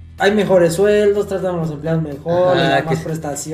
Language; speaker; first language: Spanish; native; Spanish